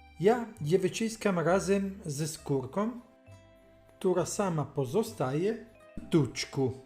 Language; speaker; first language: Polish; non-native, learner; Italian